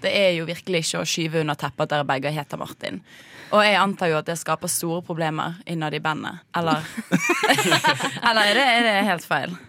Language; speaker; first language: Norwegian; native; Norwegian